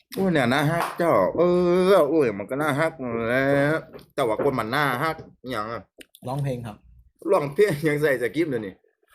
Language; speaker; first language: Thai; native; Thai